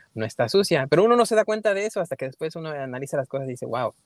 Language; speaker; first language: Spanish; early bilingual, heritage; Spanish